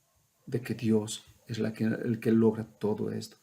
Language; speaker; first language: Spanish; native; Spanish